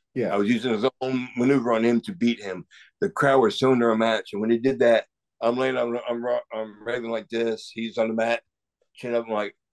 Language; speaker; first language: English; native; English